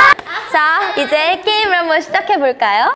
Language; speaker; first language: Korean; native; Korean